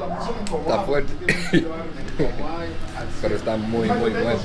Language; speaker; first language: Spanish; non-native, learner; English